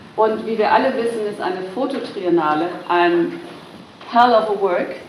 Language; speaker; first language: German; native; German